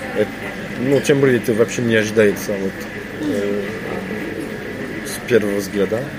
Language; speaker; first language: Russian; non-native, learner; French